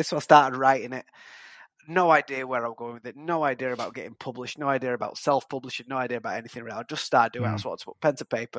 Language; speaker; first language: English; native; English